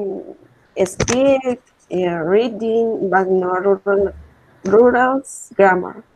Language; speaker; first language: English; non-native, learner; Spanish